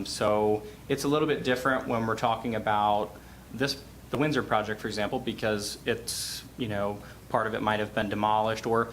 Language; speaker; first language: English; native; English